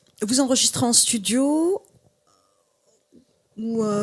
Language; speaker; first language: French; native; French